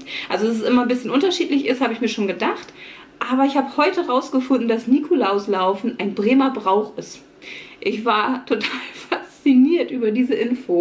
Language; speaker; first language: German; native; German